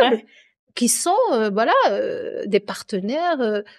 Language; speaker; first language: French; non-native, local second language; Arabic